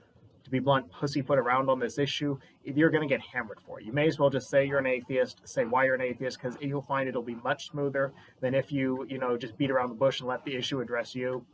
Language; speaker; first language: English; native; English